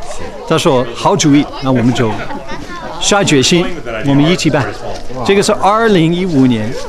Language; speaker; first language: Chinese; non-native, fluent; English